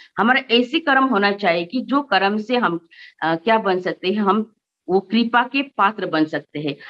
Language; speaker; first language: Hindi; non-native, local second language; Nepali